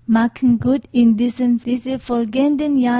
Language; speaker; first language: German; non-native, learner; Tibetan